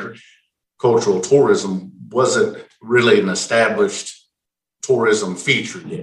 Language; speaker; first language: English; native; English